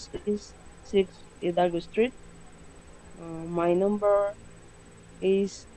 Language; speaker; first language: English; non-native, learner; Spanish